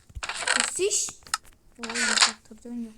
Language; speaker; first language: Kazakh; native; Kazakh